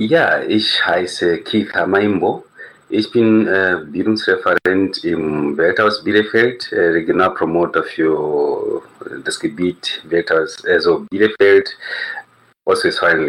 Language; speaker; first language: German; non-native, fluent; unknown